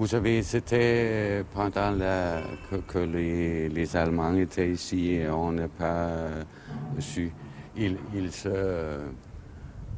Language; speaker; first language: French; non-native, learner; Danish